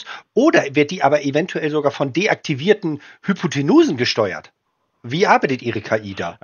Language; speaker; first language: German; native; German